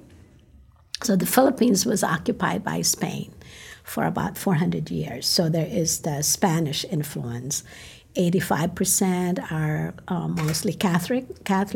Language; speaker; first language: English; non-native, local second language; Filipino